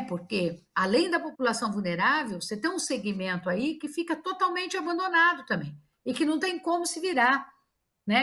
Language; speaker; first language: Portuguese; native; Portuguese